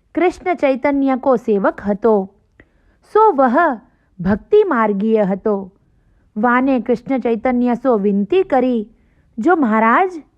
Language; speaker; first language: Hindi; non-native, local second language; Gujarati